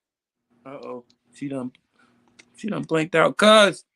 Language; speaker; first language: English; native; English